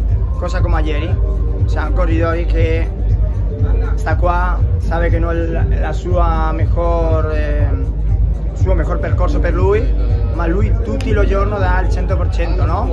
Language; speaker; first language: Italian; non-native, learner; Spanish